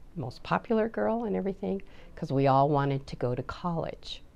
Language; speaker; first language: English; native; English